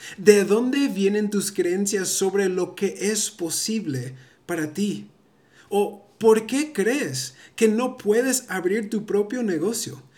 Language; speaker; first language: Spanish; early bilingual, heritage; Spanish